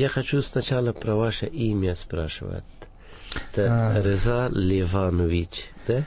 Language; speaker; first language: Russian; non-native, fluent; Persian